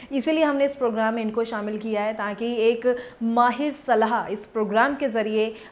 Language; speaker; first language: Hindi; non-native, local second language; Punjabi